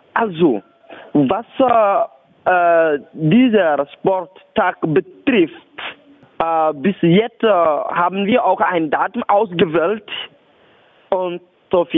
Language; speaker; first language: German; non-native, learner; Bambara